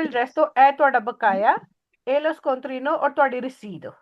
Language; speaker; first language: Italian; non-native, fluent; Punjabi